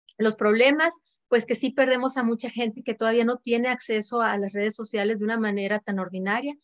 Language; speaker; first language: Spanish; native; Spanish